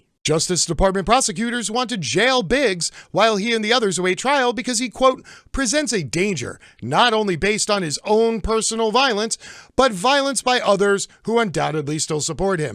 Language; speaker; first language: English; native; English